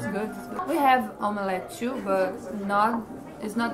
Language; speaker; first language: English; non-native, fluent; Portuguese